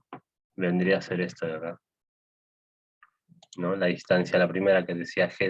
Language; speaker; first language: Spanish; native; Spanish